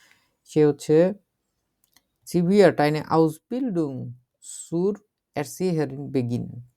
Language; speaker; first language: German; non-native, learner; Bangla